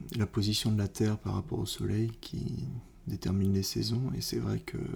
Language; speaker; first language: French; native; French